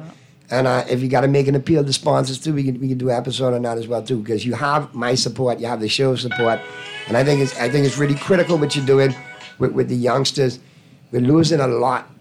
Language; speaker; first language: English; native; English